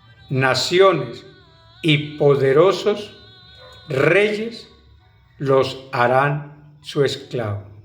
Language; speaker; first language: Spanish; native; Spanish